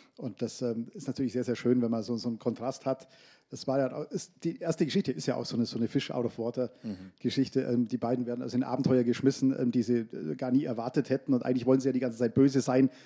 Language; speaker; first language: German; native; German